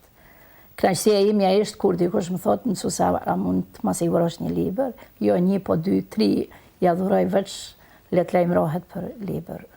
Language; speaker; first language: Albanian; native; Albanian